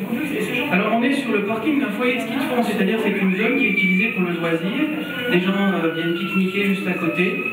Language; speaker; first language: French; native; French